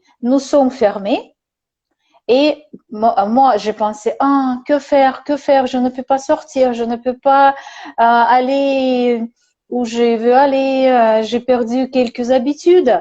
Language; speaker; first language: French; non-native, learner; Russian